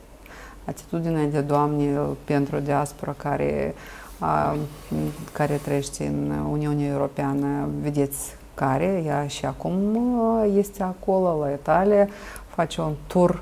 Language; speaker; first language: Romanian; non-native, local second language; Russian